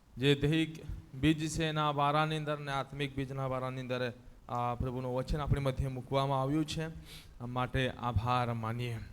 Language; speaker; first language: Gujarati; non-native, local second language; Gamit